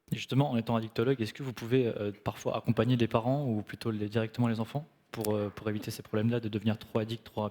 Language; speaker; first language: French; native; French